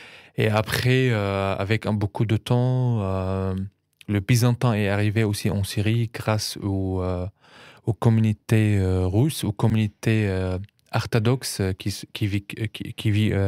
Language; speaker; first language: French; non-native, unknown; Arabic